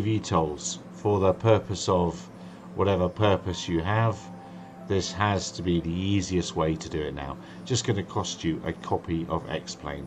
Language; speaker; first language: English; native; English